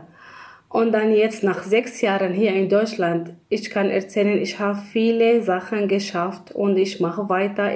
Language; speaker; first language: German; non-native, learner; Kurdish